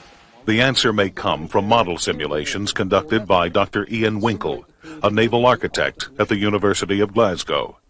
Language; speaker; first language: English; native; English